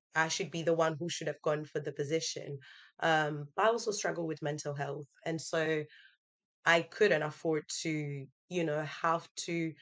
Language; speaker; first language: English; non-native, fluent; Italian